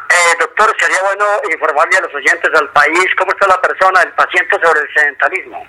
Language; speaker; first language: Spanish; native; Spanish